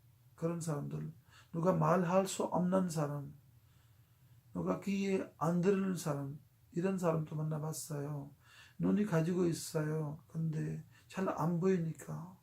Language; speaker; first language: Korean; non-native, fluent; Urdu